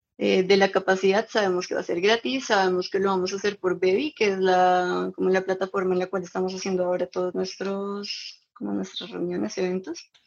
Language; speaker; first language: Spanish; native; Spanish